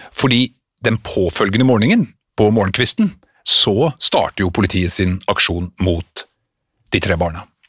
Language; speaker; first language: Norwegian; native; Norwegian